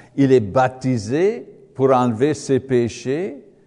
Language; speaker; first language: French; non-native, learner; English